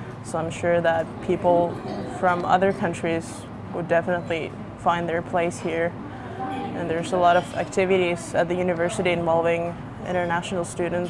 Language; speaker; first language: English; non-native, fluent; Finnish